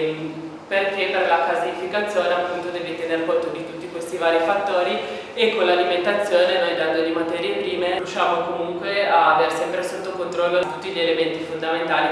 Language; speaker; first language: Italian; native; Italian